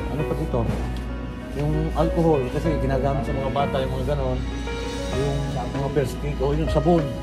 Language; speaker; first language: Filipino; native; Filipino